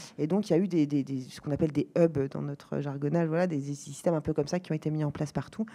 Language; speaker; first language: French; native; French